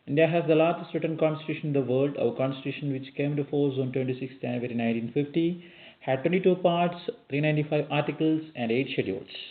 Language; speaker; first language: English; non-native, local second language; Malayalam